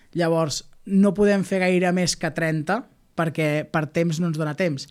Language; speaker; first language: Catalan; native; Catalan